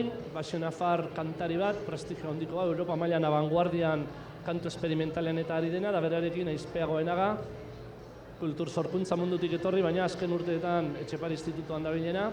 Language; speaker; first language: Basque; native; Basque